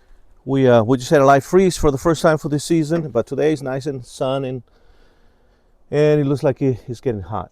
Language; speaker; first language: English; native; English